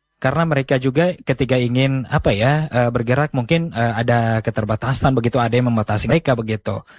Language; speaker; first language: Indonesian; native; Indonesian